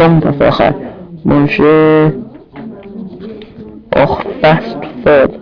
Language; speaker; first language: French; non-native, learner; English